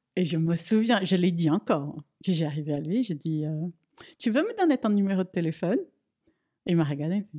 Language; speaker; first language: French; non-native, fluent; Portuguese